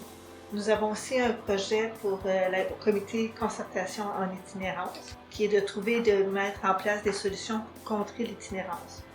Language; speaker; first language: French; native; French